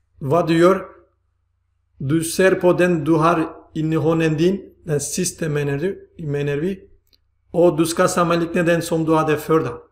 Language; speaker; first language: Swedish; non-native, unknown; Turkish